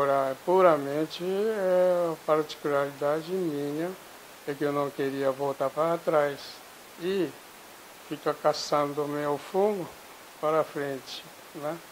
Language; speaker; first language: Portuguese; non-native, fluent; Japanese